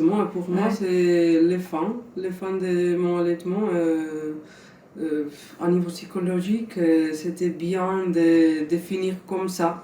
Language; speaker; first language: French; non-native, fluent; Spanish